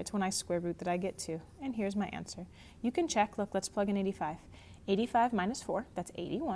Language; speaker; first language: English; native; English